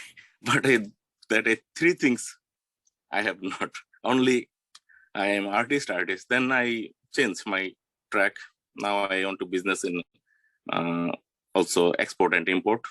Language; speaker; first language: English; non-native, learner; Bangla